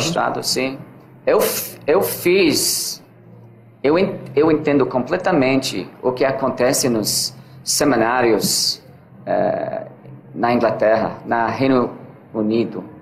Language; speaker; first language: Portuguese; non-native, learner; English